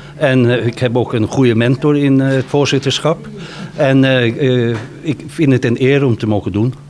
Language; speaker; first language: Dutch; non-native, fluent; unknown